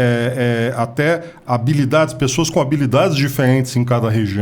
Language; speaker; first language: Portuguese; native; Portuguese